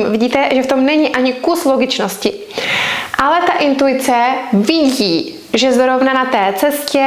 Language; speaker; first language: Czech; native; Czech